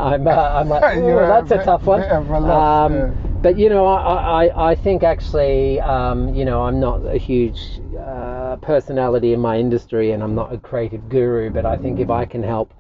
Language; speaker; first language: English; native; English